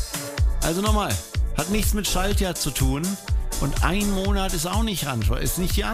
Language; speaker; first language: German; native; German